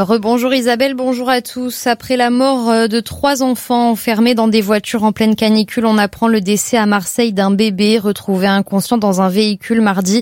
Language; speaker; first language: French; native; French